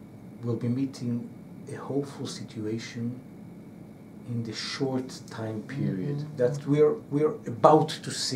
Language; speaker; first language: English; non-native, fluent; Hebrew